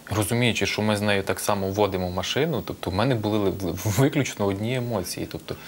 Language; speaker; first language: Ukrainian; native; Ukrainian